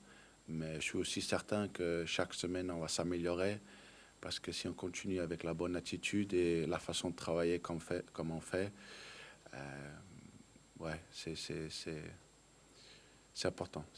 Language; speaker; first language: French; non-native, fluent; Danish